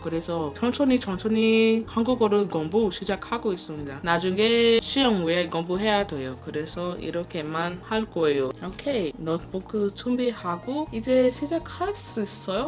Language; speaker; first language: Korean; non-native, learner; English